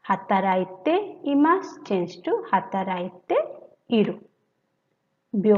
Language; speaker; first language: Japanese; non-native, fluent; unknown